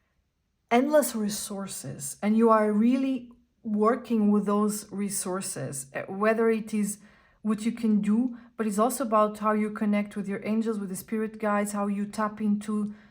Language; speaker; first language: English; non-native, fluent; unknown